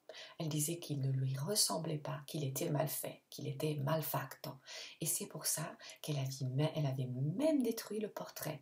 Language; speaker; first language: French; non-native, fluent; Italian